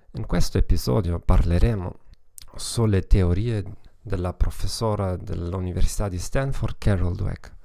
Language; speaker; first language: Italian; non-native, fluent; German